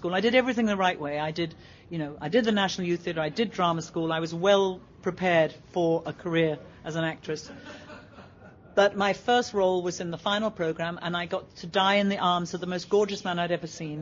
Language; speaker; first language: English; native; English